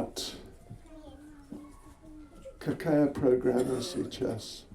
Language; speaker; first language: Russian; non-native, learner; English